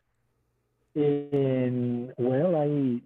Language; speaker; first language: English; non-native, fluent; Spanish